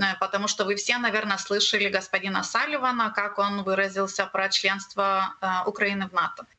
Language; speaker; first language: Russian; non-native, learner; Lithuanian